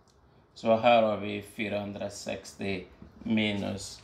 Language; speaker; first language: Swedish; non-native, fluent; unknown